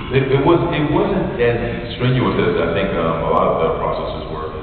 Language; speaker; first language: English; native; English